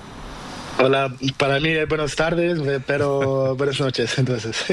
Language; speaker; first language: Spanish; non-native, learner; Portuguese